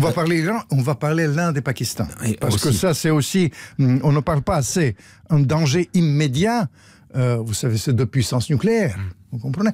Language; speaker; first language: French; non-native, fluent; Russian